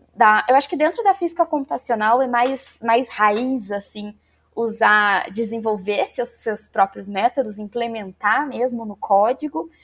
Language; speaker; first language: Portuguese; native; Portuguese